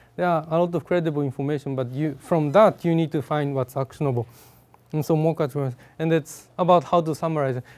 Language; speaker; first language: English; non-native, fluent; Japanese